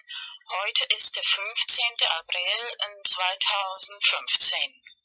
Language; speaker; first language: German; non-native, learner; Spanish